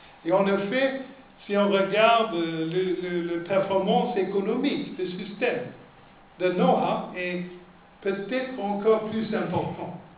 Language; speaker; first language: French; non-native, fluent; Swedish